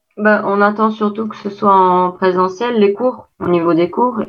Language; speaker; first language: French; non-native, fluent; Albanian